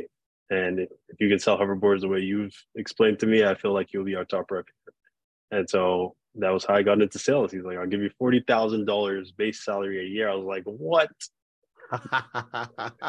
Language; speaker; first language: English; non-native, local second language; Yoruba